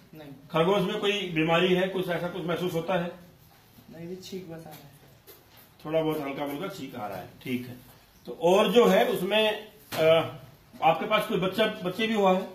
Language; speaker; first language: Hindi; non-native, local second language; Malayalam